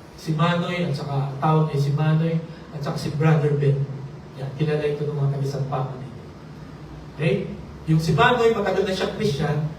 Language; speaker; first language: Filipino; non-native, local second language; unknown